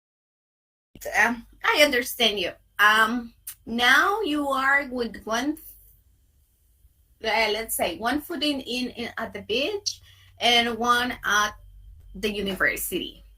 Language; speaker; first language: English; non-native, fluent; Spanish